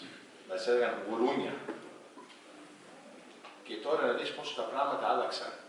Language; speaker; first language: Greek; early bilingual, heritage; English